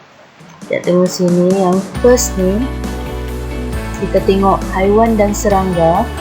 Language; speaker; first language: Malay; native; Malay